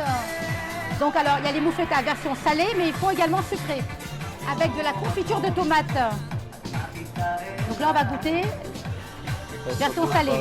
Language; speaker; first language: French; native; French